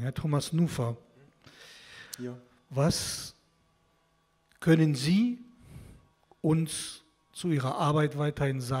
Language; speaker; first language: German; non-native, fluent; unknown